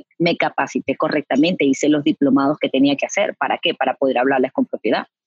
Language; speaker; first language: Spanish; native; Spanish